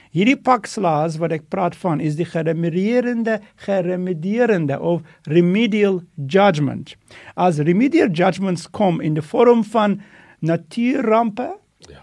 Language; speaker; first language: Afrikaans; non-native, fluent; Dutch